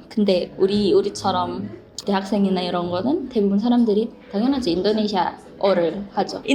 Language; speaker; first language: Korean; non-native, fluent; Indonesian